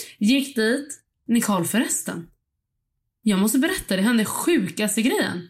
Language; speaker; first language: Swedish; early bilingual, other home language; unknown